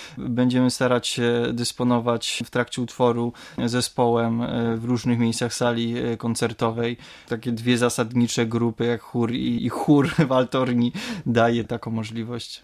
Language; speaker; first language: Polish; native; Polish